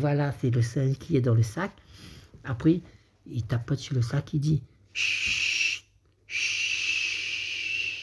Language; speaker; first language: French; native; French